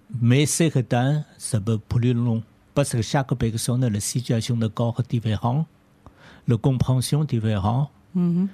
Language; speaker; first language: French; non-native, learner; Chinese